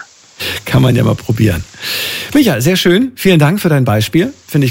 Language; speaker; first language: German; native; German